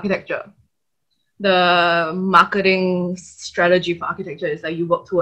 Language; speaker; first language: English; non-native, local second language; Chinese